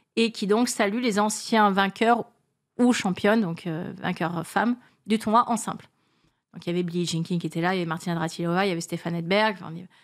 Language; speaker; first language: French; native; French